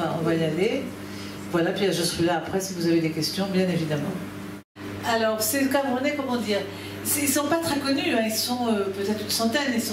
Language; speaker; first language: French; native; French